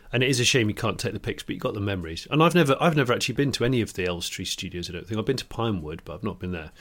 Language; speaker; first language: English; native; English